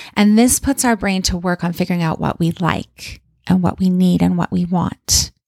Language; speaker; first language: English; native; English